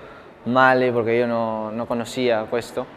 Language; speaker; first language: Italian; non-native, learner; Spanish